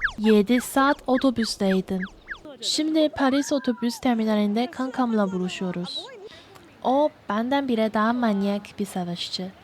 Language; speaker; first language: Turkish; non-native, fluent; Chinese